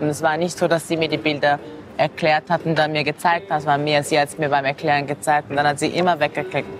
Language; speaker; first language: German; early bilingual, other home language; Japanese